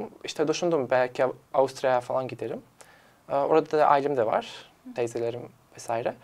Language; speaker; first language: Turkish; non-native, fluent; Serbian